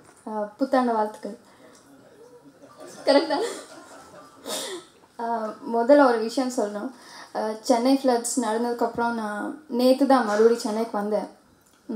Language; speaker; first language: Tamil; non-native, fluent; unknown